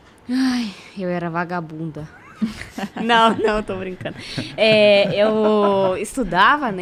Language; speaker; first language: Portuguese; non-native, fluent; Russian